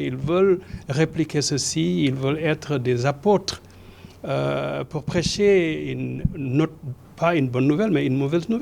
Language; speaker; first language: French; non-native, local second language; Serer